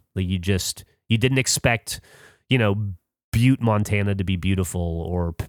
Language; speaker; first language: English; native; English